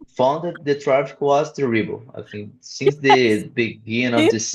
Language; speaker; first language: English; non-native, learner; Portuguese